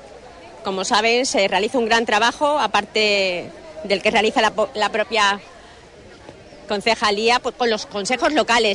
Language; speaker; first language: Spanish; native; Spanish